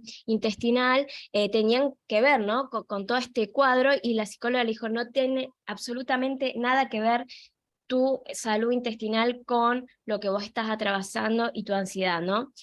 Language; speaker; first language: Spanish; native; Spanish